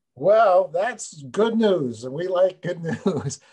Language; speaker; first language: English; native; English